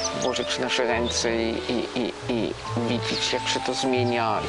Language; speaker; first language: Polish; non-native, learner; Swiss German